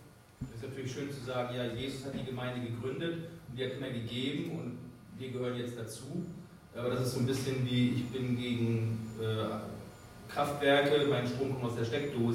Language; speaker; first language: German; native; German